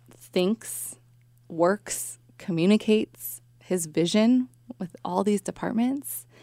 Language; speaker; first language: English; native; English